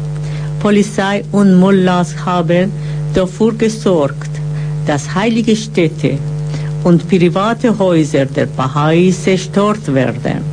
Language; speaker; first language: German; non-native, fluent; Persian